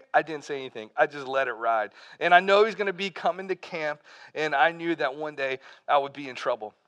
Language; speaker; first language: English; native; English